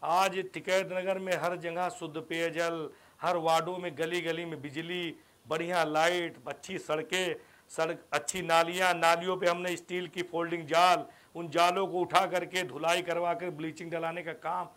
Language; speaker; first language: Hindi; native; Hindi